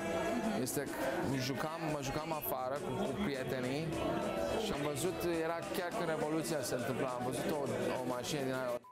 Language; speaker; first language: Romanian; early bilingual, heritage; Romanian